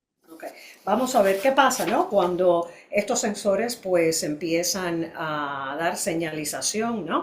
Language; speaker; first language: Spanish; native; Spanish